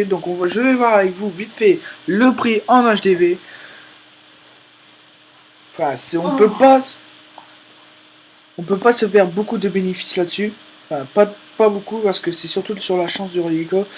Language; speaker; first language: French; native; French